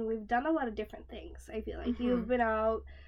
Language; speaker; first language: English; non-native, fluent; Swedish